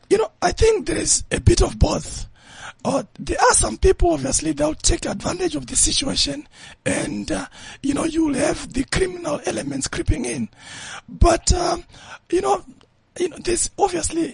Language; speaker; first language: English; non-native, local second language; Shona